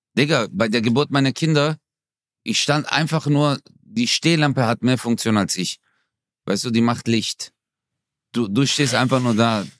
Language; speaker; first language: German; early bilingual, other home language; Turkish